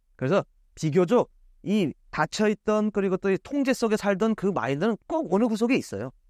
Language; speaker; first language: Korean; native; Korean